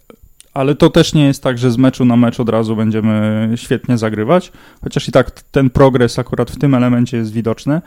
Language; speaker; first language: Polish; native; Polish